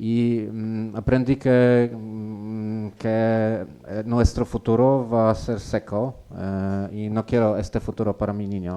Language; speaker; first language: Spanish; non-native, learner; Polish